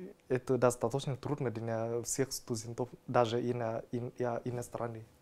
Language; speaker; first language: Russian; non-native, fluent; Vietnamese